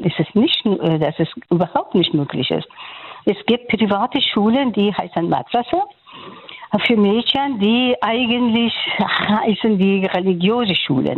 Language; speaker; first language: German; non-native, fluent; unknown